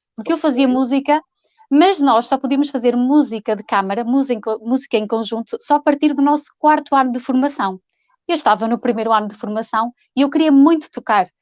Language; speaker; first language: Portuguese; native; Portuguese